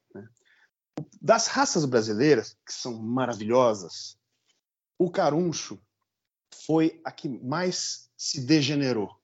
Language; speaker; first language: Portuguese; native; Portuguese